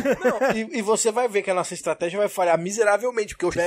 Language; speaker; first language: Portuguese; native; Portuguese